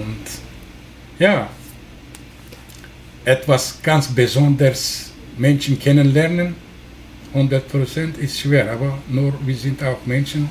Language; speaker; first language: German; non-native, learner; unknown